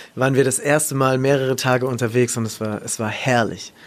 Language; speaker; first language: German; native; German